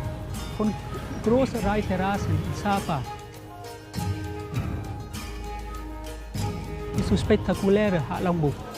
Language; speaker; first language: German; non-native, fluent; Vietnamese